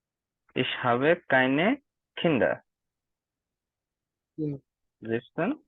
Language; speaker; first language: German; non-native, learner; Bangla